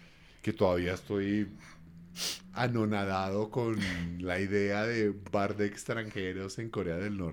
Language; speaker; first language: Spanish; native; Spanish